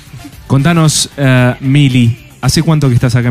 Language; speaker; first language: Spanish; native; Spanish